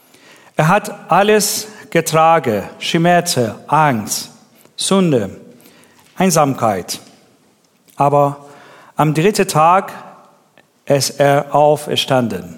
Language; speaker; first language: German; non-native, learner; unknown